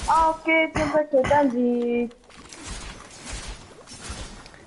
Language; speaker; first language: German; native; German